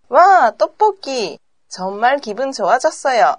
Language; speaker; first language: Korean; non-native, learner; Japanese